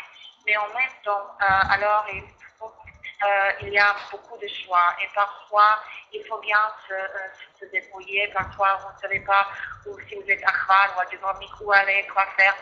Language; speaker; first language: French; non-native, fluent; Croatian